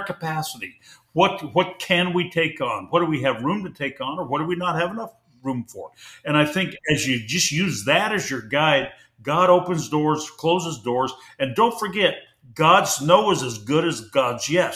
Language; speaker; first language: English; native; English